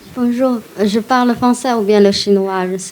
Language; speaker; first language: French; non-native, learner; Chinese